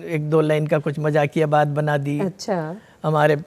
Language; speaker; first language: Hindi; non-native, local second language; Marwari